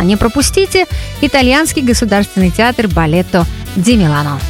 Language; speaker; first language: Russian; native; Russian